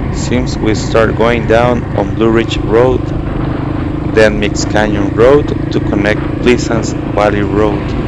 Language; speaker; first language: English; non-native, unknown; Spanish